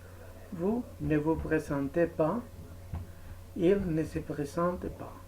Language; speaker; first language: French; non-native, fluent; Spanish